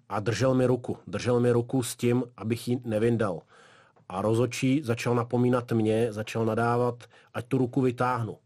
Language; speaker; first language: Czech; early bilingual, other home language; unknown